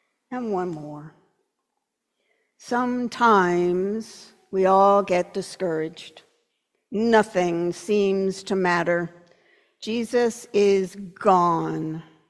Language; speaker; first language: English; native; English